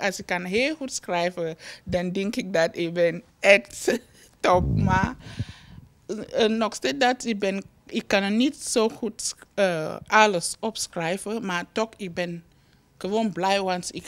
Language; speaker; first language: Dutch; non-native, learner; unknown